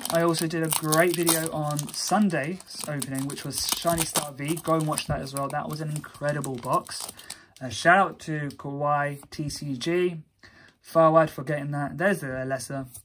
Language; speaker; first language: English; native; English